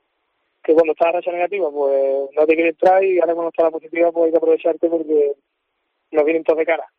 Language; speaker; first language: Spanish; native; Spanish